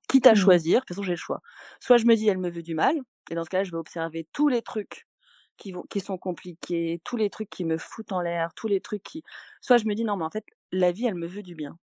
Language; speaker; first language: French; native; French